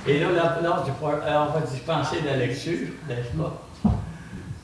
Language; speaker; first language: French; native; French